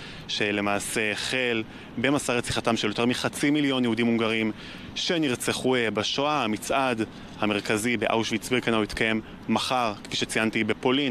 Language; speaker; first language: Hebrew; native; Hebrew